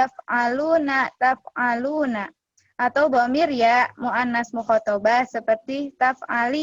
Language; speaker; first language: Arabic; non-native, learner; Indonesian